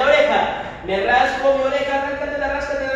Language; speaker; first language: Spanish; native; Spanish